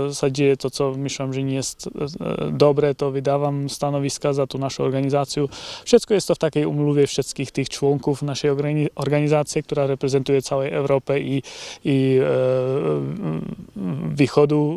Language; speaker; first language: Polish; non-native, learner; Czech